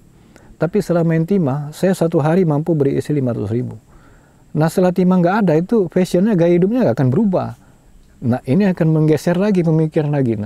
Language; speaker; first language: Indonesian; non-native, local second language; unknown